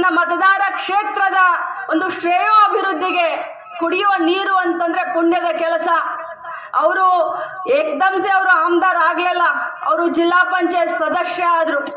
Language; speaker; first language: Kannada; non-native, local second language; Marathi